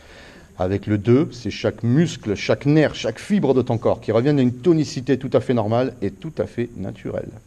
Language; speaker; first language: French; native; French